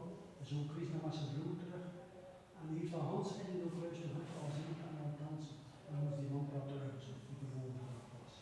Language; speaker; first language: Dutch; native; Dutch